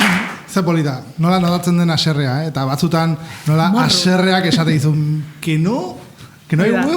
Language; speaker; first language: Basque; native; Basque